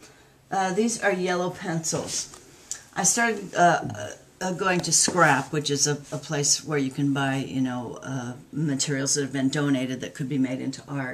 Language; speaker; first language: English; native; English